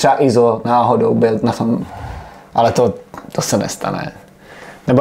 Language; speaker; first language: Czech; native; Czech